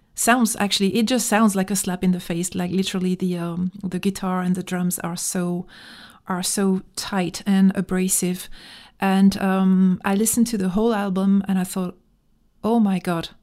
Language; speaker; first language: English; non-native, fluent; French